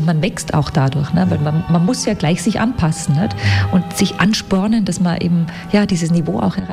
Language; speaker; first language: German; native; German